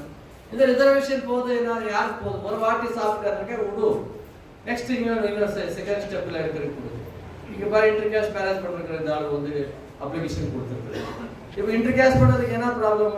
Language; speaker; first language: Tamil; non-native, learner; Kannada